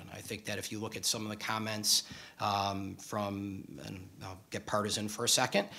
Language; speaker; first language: English; native; English